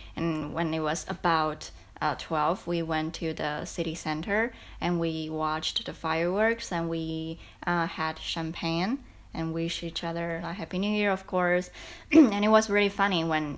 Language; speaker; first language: English; non-native, fluent; Chinese